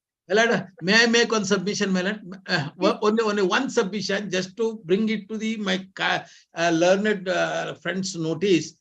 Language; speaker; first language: English; non-native, local second language; Kannada